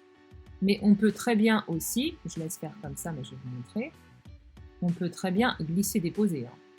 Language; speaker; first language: French; native; French